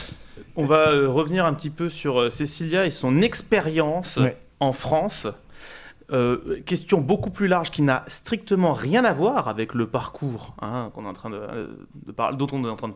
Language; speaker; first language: French; native; French